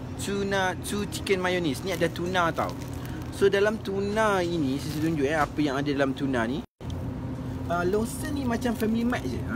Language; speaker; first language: Malay; native; Malay